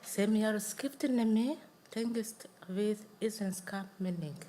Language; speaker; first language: Icelandic; non-native, learner; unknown